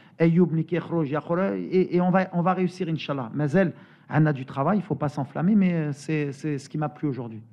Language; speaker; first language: French; native; French